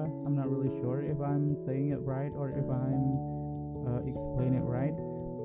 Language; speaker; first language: English; non-native, fluent; Indonesian